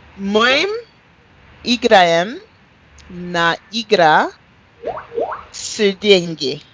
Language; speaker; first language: Russian; non-native, learner; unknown